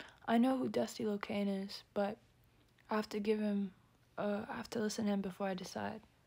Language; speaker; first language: English; early bilingual, other home language; Spanish